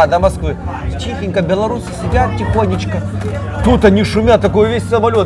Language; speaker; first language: Russian; native; Russian